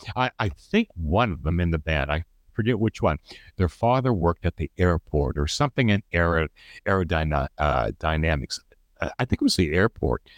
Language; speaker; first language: English; native; English